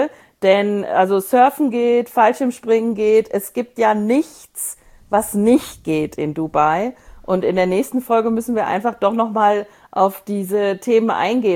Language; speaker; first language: German; native; German